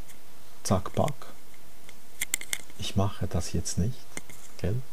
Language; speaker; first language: German; non-native, fluent; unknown